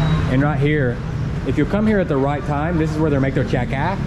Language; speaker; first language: English; native; English